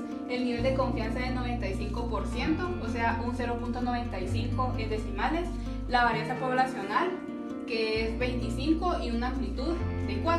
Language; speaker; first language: Spanish; native; Spanish